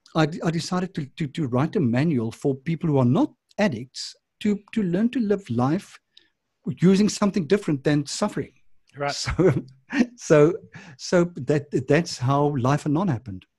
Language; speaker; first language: English; non-native, local second language; Afrikaans